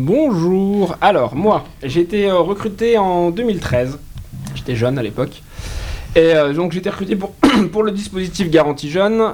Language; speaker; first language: French; native; French